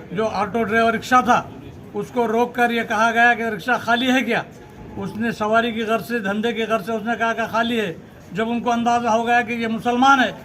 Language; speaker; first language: Hindi; non-native, local second language; Urdu